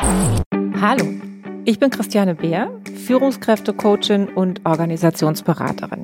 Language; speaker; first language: German; native; German